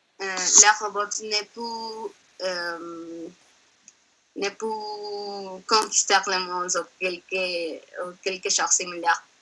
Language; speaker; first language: French; non-native, learner; Spanish